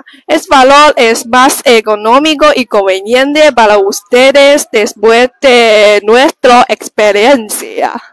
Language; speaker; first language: Spanish; non-native, learner; Chinese